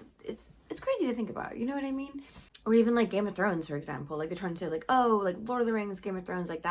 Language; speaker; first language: English; native; English